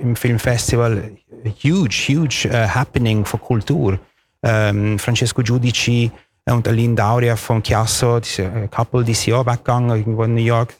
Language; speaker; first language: German; non-native, local second language; Italian